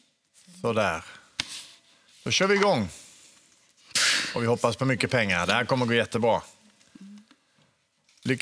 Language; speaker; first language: Swedish; native; Swedish